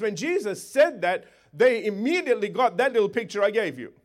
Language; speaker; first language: English; native; English